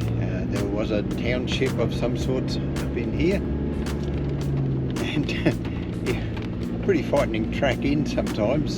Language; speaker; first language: English; native; English